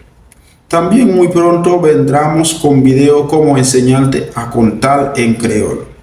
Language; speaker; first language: Spanish; non-native, fluent; Haitian Creole